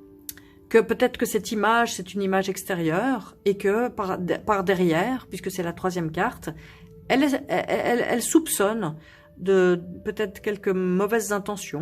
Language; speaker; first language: French; native; French